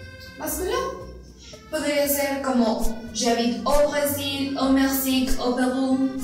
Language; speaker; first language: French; non-native, learner; Spanish